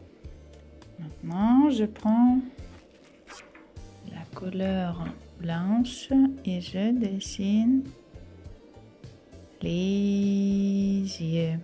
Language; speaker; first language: French; non-native, fluent; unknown